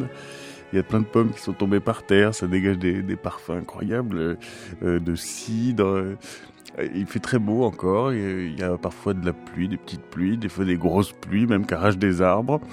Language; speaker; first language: French; native; French